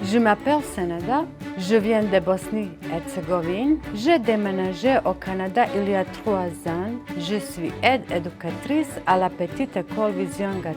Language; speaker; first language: French; non-native, fluent; Bosnian